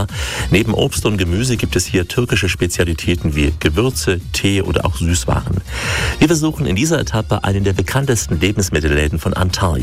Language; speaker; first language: German; native; German